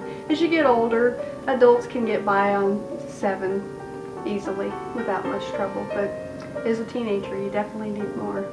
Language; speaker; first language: English; native; English